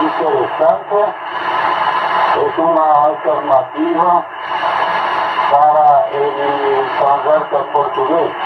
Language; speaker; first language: Spanish; non-native, learner; Portuguese